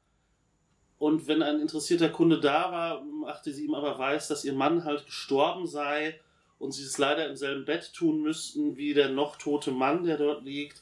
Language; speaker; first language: German; native; German